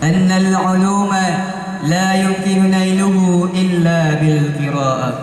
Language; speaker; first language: Arabic; non-native, learner; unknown